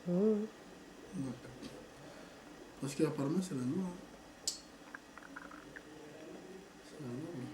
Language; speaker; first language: French; non-native, local second language; Lingala